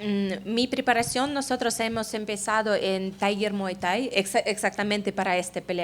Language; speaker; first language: Spanish; non-native, fluent; Russian